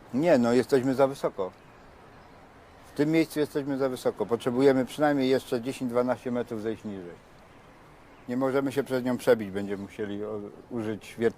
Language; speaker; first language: Polish; native; Polish